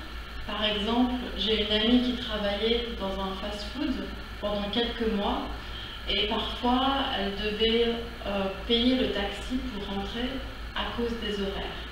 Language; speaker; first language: French; non-native, learner; Korean